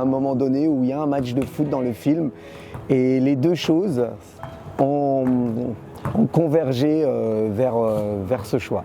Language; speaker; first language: French; early bilingual, other home language; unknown